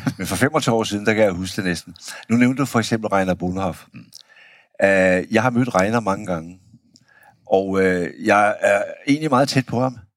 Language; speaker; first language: Danish; native; Danish